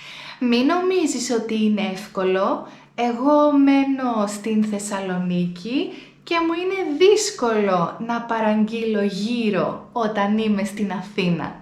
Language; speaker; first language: Greek; native; Greek